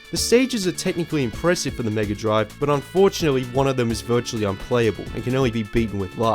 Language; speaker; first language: English; native; English